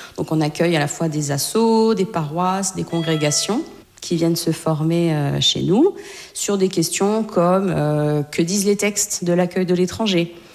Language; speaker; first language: French; native; French